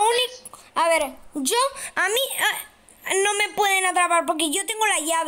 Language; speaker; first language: Spanish; native; Spanish